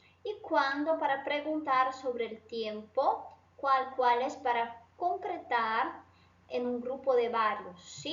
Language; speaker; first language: Spanish; non-native, fluent; Portuguese